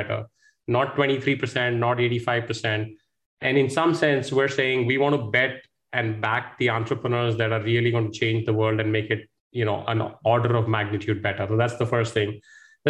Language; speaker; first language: English; non-native, local second language; Hindi